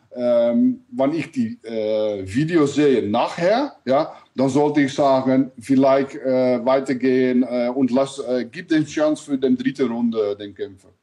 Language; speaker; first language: German; non-native, learner; Dutch